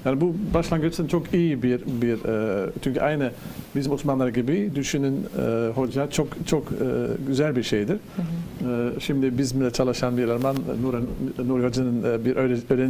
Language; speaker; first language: Turkish; non-native, learner; Dutch